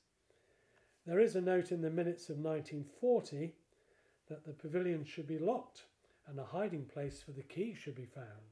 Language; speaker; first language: English; native; English